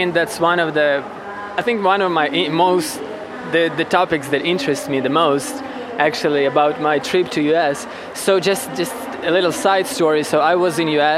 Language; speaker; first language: English; non-native, fluent; Ukrainian